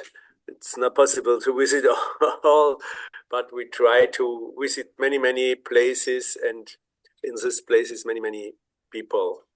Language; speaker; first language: English; non-native, learner; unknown